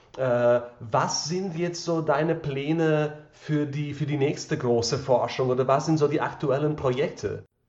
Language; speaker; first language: German; non-native, fluent; Slovak